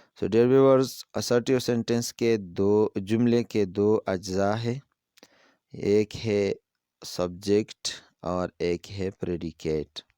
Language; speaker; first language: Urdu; non-native, local second language; Pashto